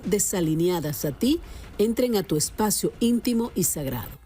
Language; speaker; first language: Spanish; native; Spanish